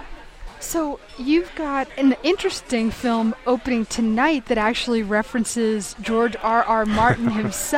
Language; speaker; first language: English; native; English